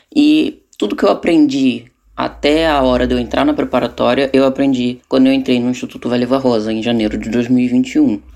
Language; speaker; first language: Portuguese; native; Portuguese